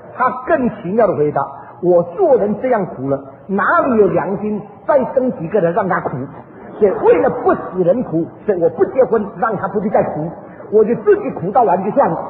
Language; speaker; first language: Chinese; early bilingual, heritage; Chinese